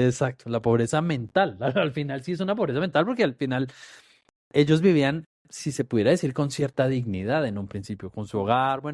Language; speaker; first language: Spanish; native; Spanish